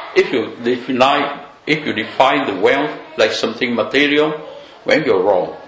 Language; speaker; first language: English; non-native, fluent; Vietnamese